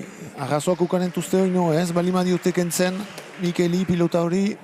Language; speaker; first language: Basque; native; Basque